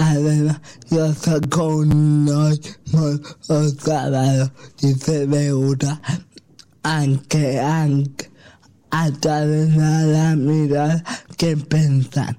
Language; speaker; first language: Catalan; non-native, local second language; Spanish